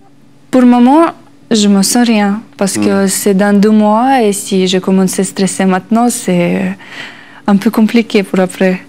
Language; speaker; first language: French; non-native, learner; Russian